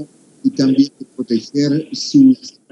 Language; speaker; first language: Spanish; non-native, fluent; English